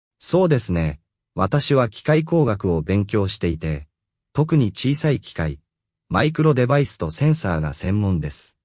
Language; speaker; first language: Japanese; non-native, fluent; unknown